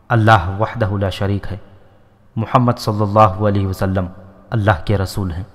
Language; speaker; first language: Urdu; native; Urdu